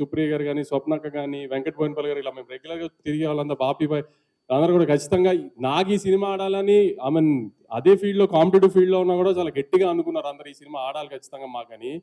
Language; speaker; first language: Telugu; native; Telugu